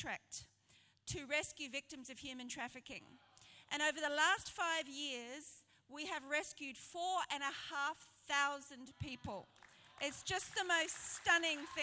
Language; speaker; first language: English; native; English